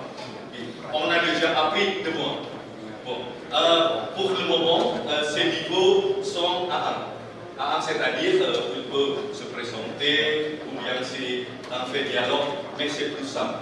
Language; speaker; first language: French; non-native, fluent; Indonesian